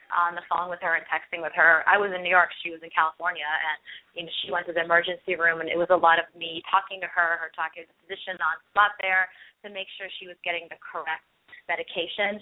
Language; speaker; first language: English; early bilingual, other home language; Hindi